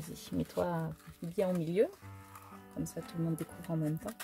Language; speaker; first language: French; native; French